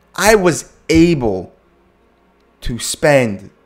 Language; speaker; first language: English; native; English